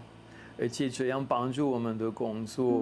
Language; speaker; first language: Chinese; non-native, fluent; French